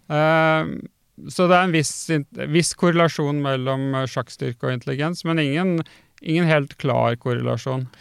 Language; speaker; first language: Norwegian; native; Norwegian